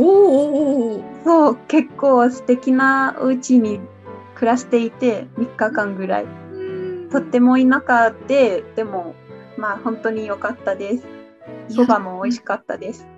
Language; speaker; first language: Japanese; non-native, fluent; English